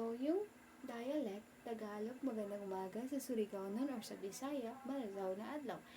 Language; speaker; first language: Filipino; non-native, local second language; Surigaonon